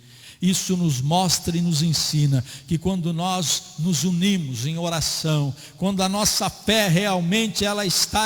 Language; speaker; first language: Portuguese; native; Portuguese